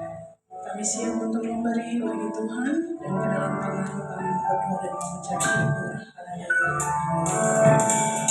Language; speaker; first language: Indonesian; native; Indonesian